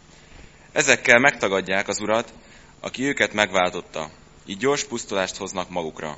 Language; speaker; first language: Hungarian; native; Hungarian